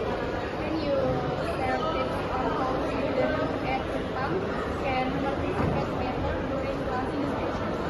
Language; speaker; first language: English; non-native, learner; Indonesian